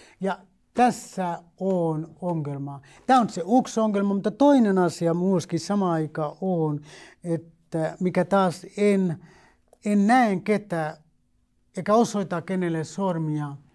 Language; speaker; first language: Finnish; non-native, fluent; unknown